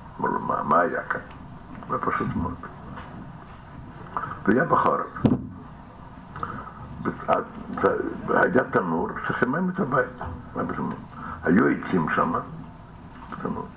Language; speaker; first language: Hebrew; non-native, fluent; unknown